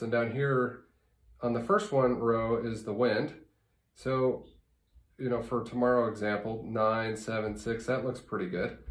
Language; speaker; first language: English; native; English